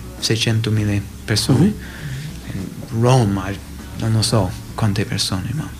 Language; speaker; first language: Italian; non-native, learner; English